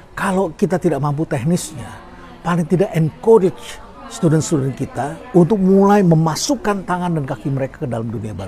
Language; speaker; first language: Indonesian; native; Indonesian